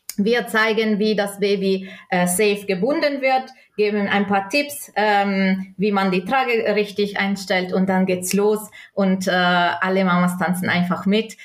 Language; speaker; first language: German; non-native, local second language; Italian